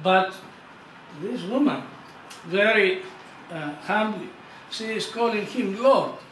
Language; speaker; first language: English; non-native, fluent; Greek